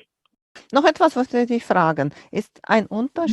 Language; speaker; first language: German; non-native, fluent; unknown